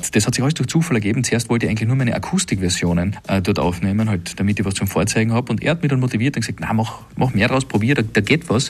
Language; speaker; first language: German; native; German